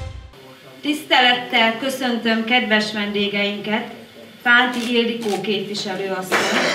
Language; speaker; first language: Hungarian; native; Hungarian